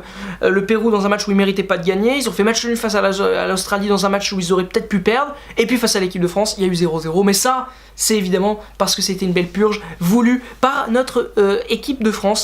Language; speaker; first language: French; native; French